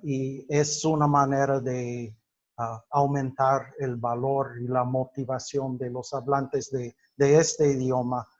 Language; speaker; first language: Spanish; non-native, fluent; English